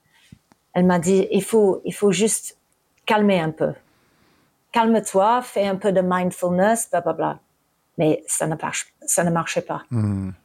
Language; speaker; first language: French; early bilingual, heritage; English